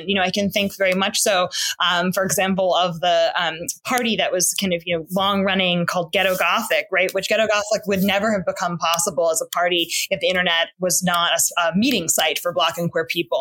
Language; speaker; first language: English; native; English